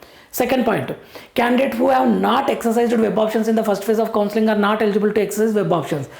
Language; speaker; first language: English; non-native, local second language; Telugu